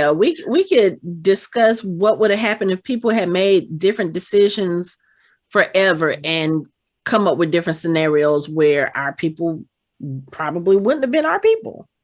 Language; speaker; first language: English; native; English